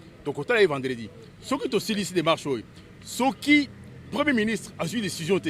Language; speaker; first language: French; non-native, local second language; Lingala